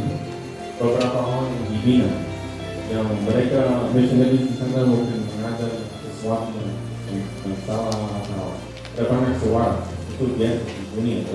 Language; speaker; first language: Indonesian; non-native, learner; English